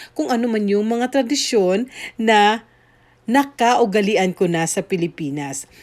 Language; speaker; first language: Filipino; native; Filipino